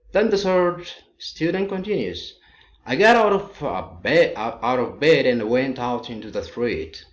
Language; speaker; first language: English; non-native, local second language; Amharic